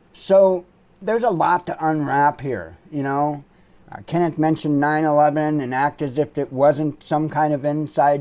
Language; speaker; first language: English; native; English